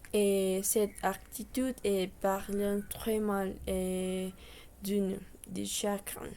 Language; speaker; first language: French; non-native, learner; Spanish